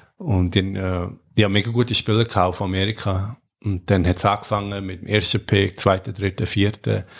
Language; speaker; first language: German; native; German